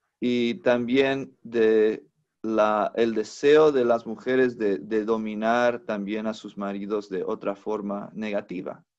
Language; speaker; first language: Spanish; non-native, fluent; English